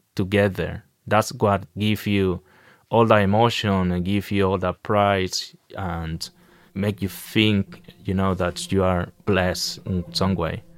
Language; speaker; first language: English; non-native, fluent; Spanish